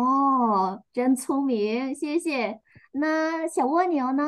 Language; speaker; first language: Chinese; non-native, fluent; Vietnamese